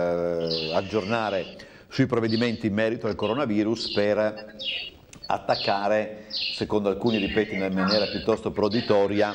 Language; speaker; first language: Italian; native; Italian